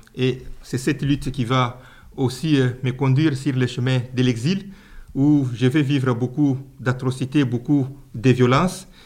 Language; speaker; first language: French; non-native, local second language; Luba-Lulua